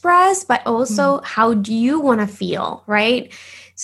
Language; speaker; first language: English; non-native, fluent; Spanish